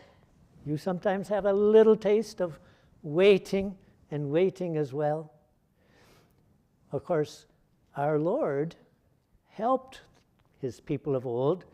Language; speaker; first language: English; native; English